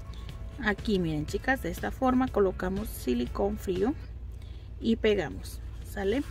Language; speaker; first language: Spanish; native; Spanish